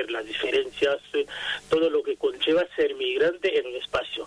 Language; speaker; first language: Spanish; non-native, fluent; Haitian Creole